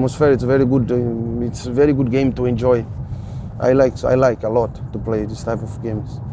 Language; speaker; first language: English; non-native, fluent; Portuguese